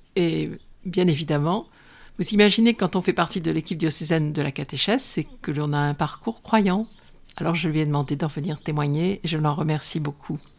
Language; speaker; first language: French; native; French